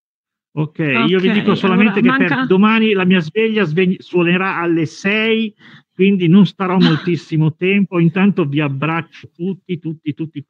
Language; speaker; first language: Italian; native; Italian